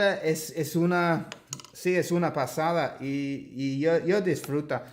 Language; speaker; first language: Spanish; non-native, learner; English